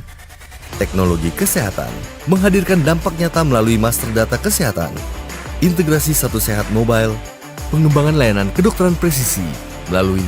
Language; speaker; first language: Indonesian; native; Indonesian